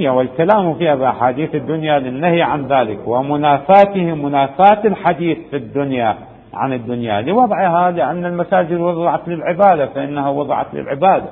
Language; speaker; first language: Arabic; native; Arabic